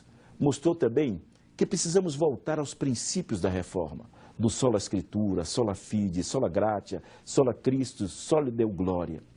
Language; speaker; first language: Portuguese; native; Portuguese